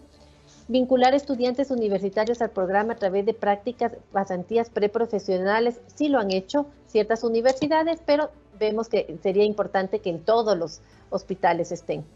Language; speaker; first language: Spanish; native; Spanish